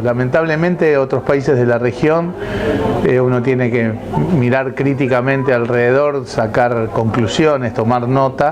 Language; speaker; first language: Spanish; native; Spanish